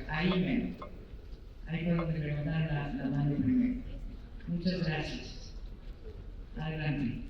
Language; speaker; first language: Spanish; native; Spanish